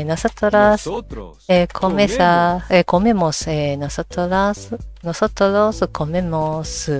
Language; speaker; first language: Spanish; non-native, learner; Japanese